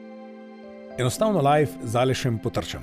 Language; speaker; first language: Slovenian; native; Slovenian